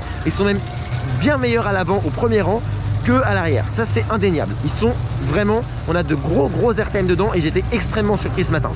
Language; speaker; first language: French; native; French